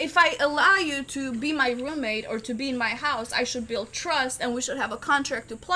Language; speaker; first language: English; non-native, fluent; Albanian